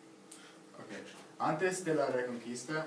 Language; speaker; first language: Spanish; non-native, learner; English